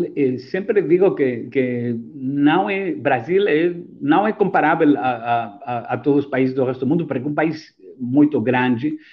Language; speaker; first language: Portuguese; non-native, fluent; Greek